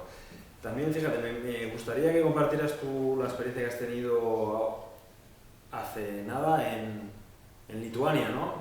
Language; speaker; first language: Spanish; native; Spanish